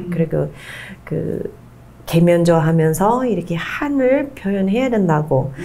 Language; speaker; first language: Korean; non-native, fluent; English